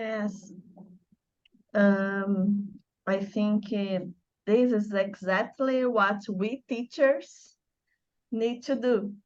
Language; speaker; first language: English; non-native, learner; Portuguese